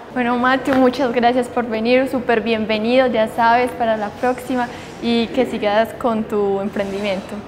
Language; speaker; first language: Spanish; native; Spanish